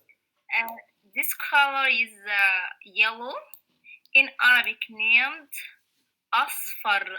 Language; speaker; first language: English; non-native, learner; Arabic